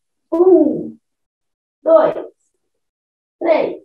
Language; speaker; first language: Portuguese; native; Portuguese